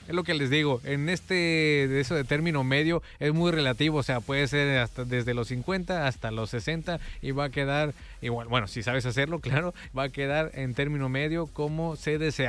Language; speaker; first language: Spanish; native; Spanish